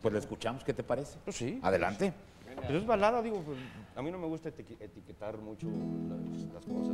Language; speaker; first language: Spanish; native; Spanish